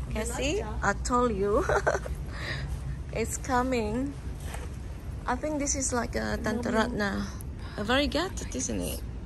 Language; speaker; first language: English; non-native, fluent; Indonesian